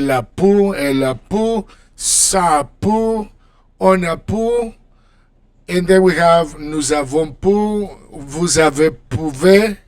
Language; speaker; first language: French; non-native, fluent; Spanish